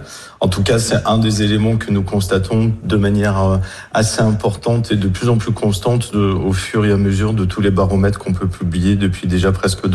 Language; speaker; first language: French; native; French